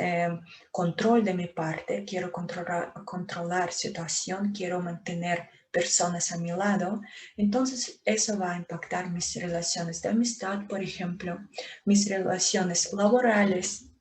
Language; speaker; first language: Spanish; non-native, fluent; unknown